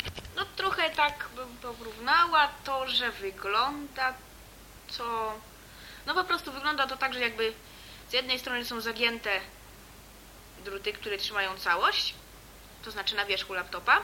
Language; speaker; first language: Polish; native; Polish